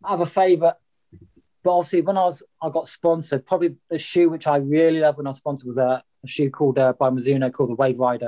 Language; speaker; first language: English; native; English